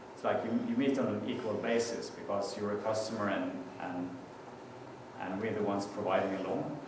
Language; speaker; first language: English; non-native, fluent; Norwegian